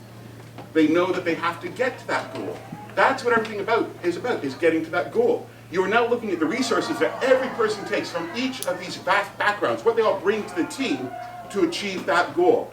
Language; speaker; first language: English; native; English